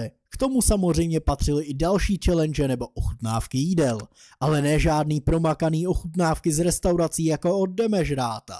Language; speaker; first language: Czech; native; Czech